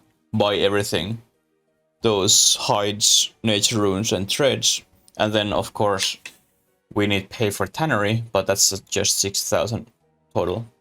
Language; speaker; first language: English; non-native, learner; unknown